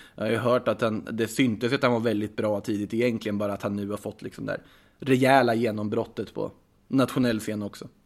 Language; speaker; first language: Swedish; native; Swedish